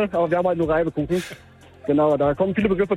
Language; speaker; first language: German; native; German